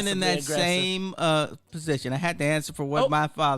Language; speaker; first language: English; native; English